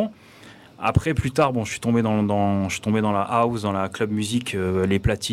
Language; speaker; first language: French; native; French